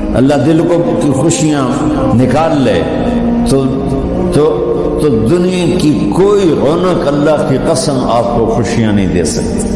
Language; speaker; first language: Urdu; non-native, local second language; Punjabi